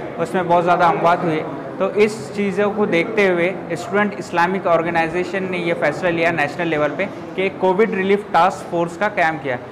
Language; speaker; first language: Hindi; native; Hindi